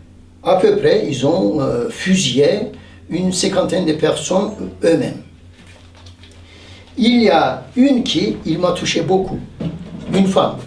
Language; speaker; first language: French; non-native, fluent; Turkish